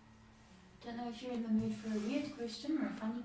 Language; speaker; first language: English; native; English